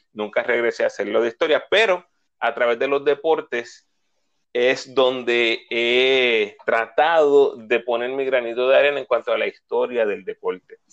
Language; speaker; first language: Spanish; native; Spanish